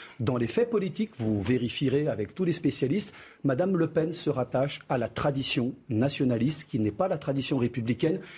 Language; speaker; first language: French; early bilingual, other home language; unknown